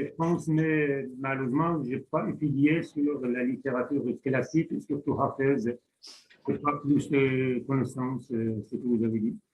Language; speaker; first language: French; non-native, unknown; Persian